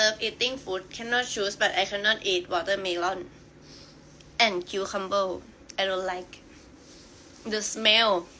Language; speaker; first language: English; non-native, learner; Thai